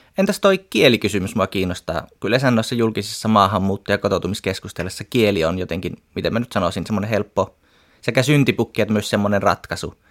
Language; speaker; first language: Finnish; native; Finnish